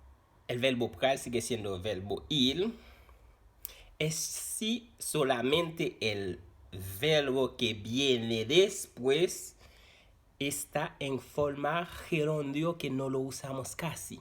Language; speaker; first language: Spanish; non-native, fluent; Haitian Creole